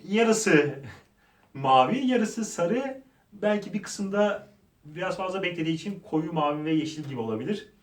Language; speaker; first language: Turkish; native; Turkish